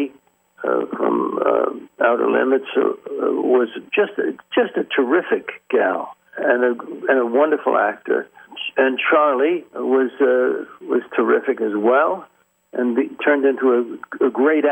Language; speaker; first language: English; native; English